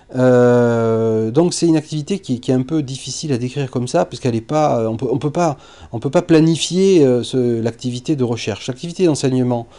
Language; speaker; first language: French; native; French